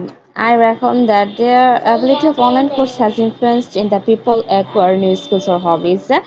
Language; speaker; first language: English; non-native, learner; Bangla